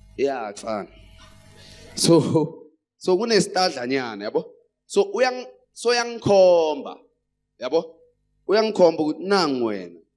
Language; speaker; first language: Zulu; native; Zulu